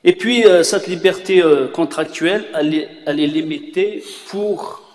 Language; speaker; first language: French; non-native, local second language; Kabyle